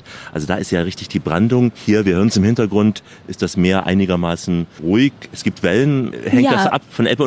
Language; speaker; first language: German; native; German